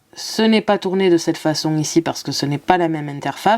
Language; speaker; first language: French; native; French